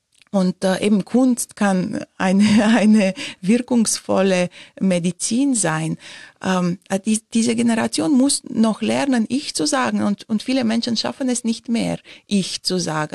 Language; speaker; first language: German; non-native, fluent; Romanian